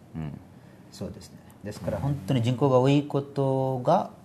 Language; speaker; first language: Japanese; non-native, fluent; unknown